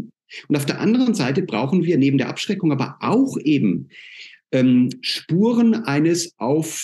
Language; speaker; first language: German; native; German